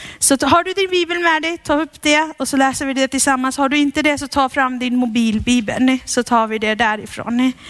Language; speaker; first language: Swedish; early bilingual, heritage; Swedish